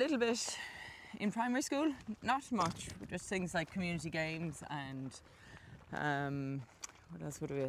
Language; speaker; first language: English; native; English